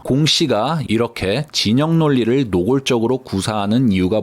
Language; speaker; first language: Korean; native; Korean